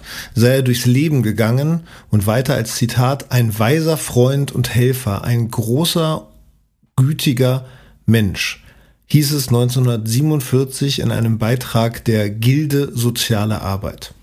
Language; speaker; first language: German; native; German